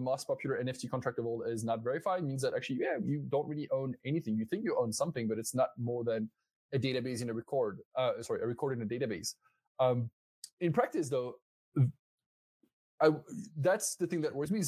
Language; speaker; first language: English; non-native, fluent; French